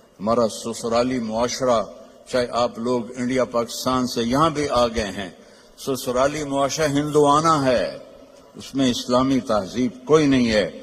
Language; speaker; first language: Urdu; non-native, local second language; Punjabi